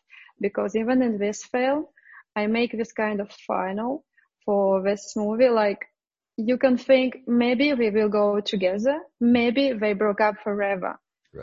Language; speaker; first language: English; non-native, fluent; Russian